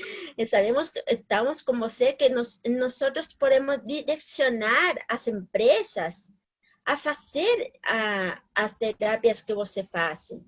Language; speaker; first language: Portuguese; non-native, learner; Spanish